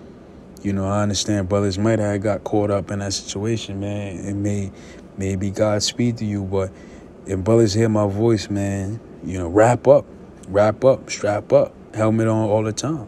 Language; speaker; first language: English; native; English